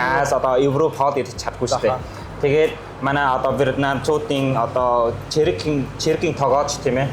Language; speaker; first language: Mongolian; non-native, learner; Vietnamese